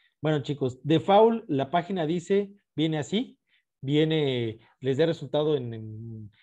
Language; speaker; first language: Spanish; native; Spanish